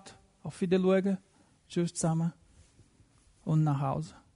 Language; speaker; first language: German; non-native, fluent; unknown